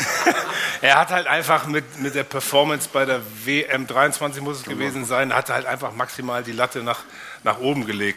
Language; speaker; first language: German; native; German